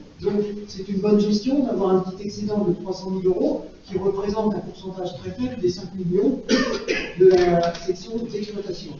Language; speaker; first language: French; native; French